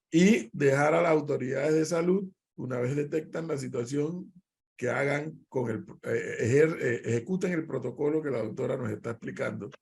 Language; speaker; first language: Spanish; native; Spanish